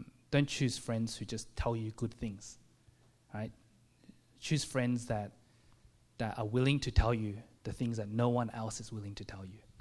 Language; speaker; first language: English; native; English